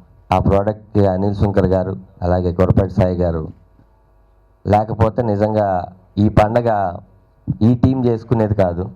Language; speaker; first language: Telugu; native; Telugu